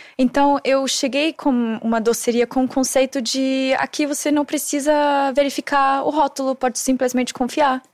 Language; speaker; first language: Portuguese; non-native, fluent; German